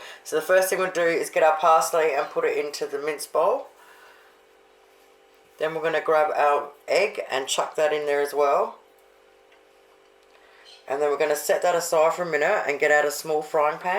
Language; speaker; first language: English; native; English